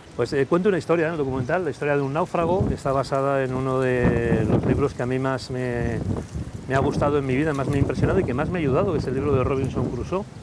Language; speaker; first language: Spanish; native; Spanish